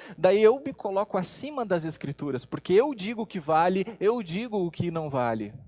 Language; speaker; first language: Portuguese; native; Portuguese